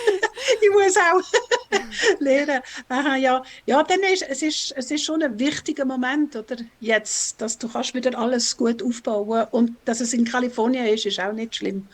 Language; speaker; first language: German; non-native, learner; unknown